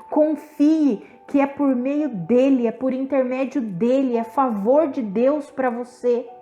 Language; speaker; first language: Portuguese; native; Portuguese